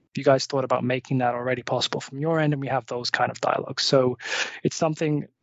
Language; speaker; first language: English; native; English